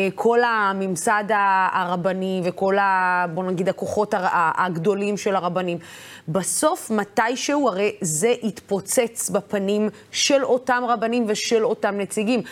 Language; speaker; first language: Hebrew; non-native, local second language; Arabic